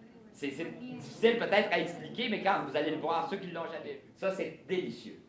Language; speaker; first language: French; native; French